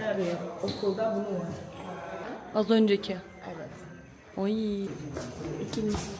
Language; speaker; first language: Turkish; non-native, learner; Indonesian